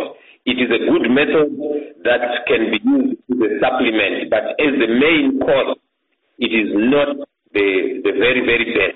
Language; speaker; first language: English; non-native, local second language; Shona